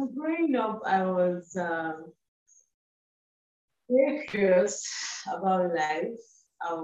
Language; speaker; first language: English; non-native, local second language; Igbo